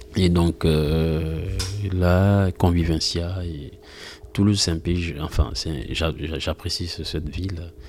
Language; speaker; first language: French; non-native, local second language; Mandingo